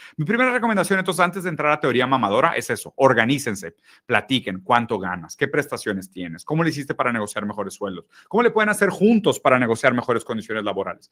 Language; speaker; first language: Spanish; early bilingual, other home language; Portuguese